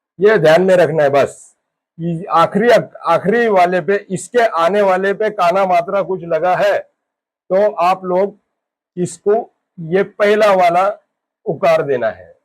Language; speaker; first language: Hindi; native; Hindi